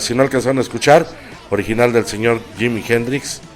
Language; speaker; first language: Spanish; native; Spanish